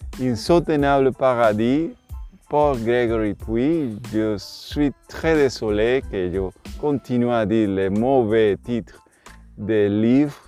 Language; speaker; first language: French; non-native, learner; Spanish